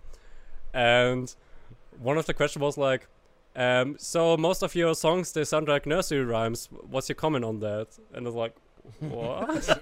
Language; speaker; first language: English; non-native, fluent; German